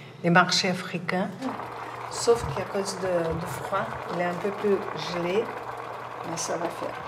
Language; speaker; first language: French; non-native, fluent; Portuguese